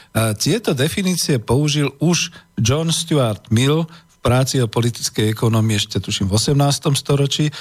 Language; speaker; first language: Slovak; native; Slovak